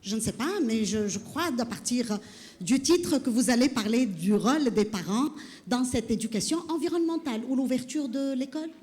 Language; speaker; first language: French; non-native, local second language; Arabic